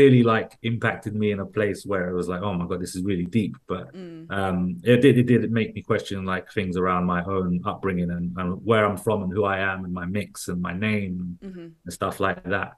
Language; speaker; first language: English; native; English